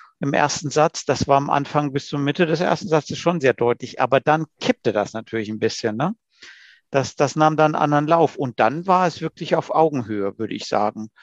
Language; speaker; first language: German; native; German